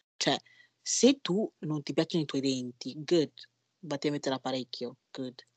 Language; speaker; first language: Italian; early bilingual, other home language; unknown